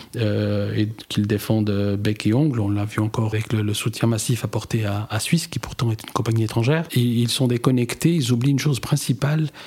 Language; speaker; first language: French; native; French